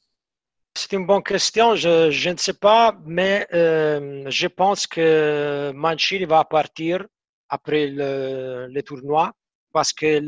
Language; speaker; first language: French; non-native, fluent; Italian